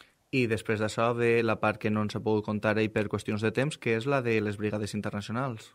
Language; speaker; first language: Catalan; native; Catalan